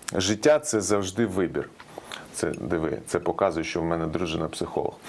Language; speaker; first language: Ukrainian; non-native, local second language; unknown